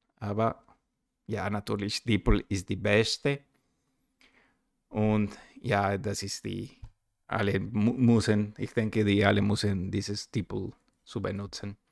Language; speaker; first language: German; non-native, learner; Spanish